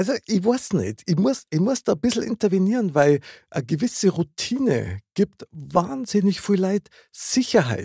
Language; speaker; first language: German; native; German